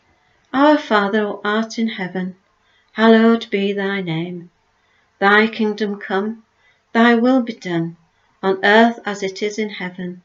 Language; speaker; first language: English; native; English